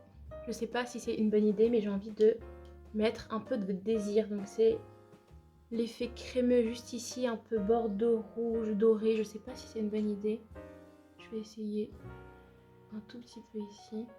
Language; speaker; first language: French; native; French